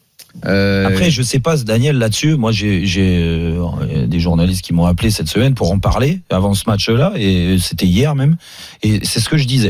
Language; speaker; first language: French; native; French